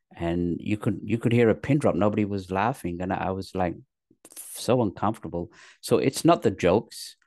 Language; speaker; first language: English; native; English